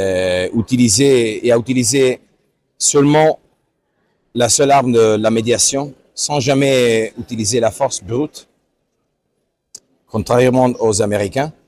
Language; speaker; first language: French; non-native, fluent; Italian